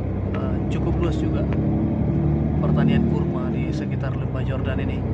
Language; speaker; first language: Indonesian; native; Indonesian